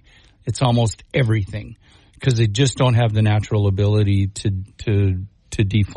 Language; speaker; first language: English; native; English